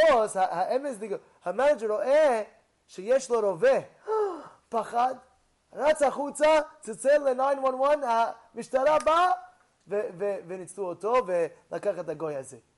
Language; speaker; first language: Hebrew; non-native, fluent; English